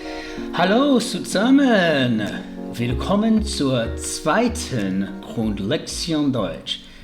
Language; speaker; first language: German; early bilingual, heritage; English